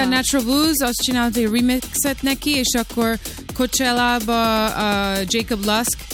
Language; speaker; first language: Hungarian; early bilingual, heritage; English